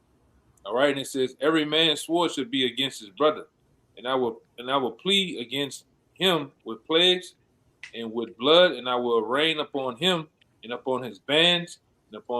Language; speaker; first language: English; native; English